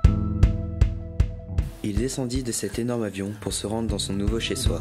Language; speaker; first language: French; native; French